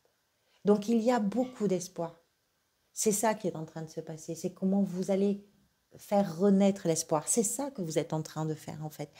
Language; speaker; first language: French; native; French